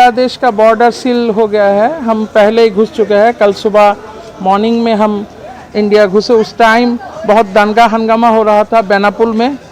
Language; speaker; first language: Hindi; non-native, learner; Bangla